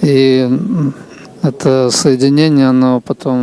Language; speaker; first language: Russian; native; Russian